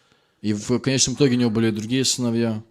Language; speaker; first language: Russian; native; Russian